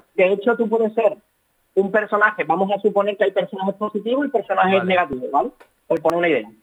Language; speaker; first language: Spanish; native; Spanish